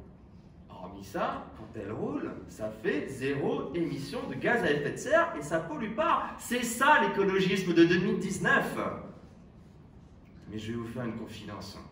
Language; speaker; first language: French; native; French